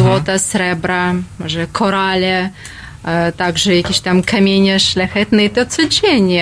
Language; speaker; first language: Polish; non-native, learner; Russian